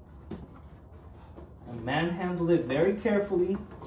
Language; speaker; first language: English; early bilingual, other home language; Spanish